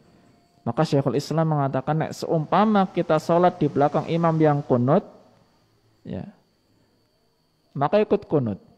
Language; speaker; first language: Indonesian; non-native, local second language; Javanese